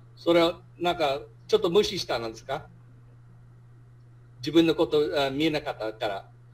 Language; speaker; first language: Japanese; non-native, fluent; English